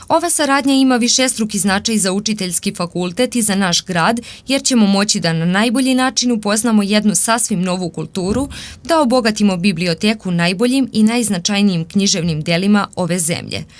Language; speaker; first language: Bosnian; native; Bosnian